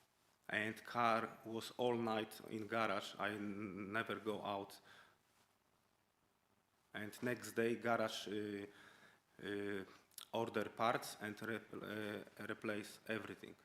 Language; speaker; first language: English; non-native, learner; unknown